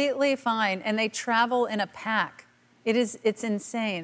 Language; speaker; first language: English; native; English